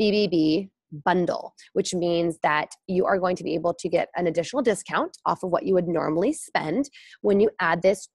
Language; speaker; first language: English; native; English